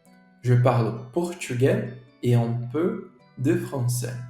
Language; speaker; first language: French; non-native, fluent; Portuguese